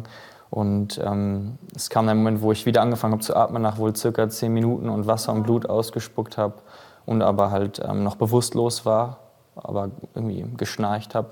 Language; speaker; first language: German; native; German